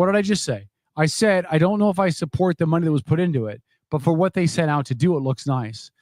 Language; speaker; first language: English; native; English